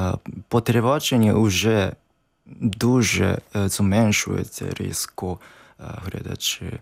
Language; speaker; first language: Ukrainian; non-native, learner; Japanese